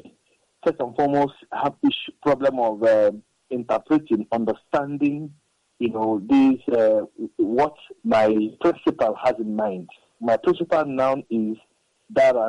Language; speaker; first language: English; non-native, local second language; Igbo